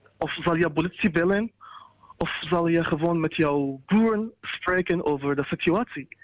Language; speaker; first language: Dutch; non-native, learner; Arabic